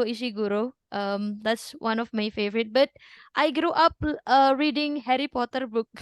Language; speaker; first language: English; non-native, fluent; Indonesian